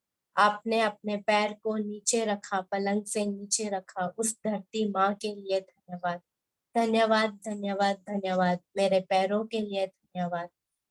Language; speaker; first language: Hindi; native; Hindi